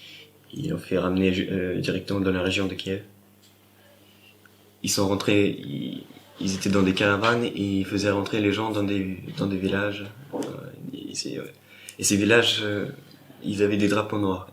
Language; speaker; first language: French; non-native, fluent; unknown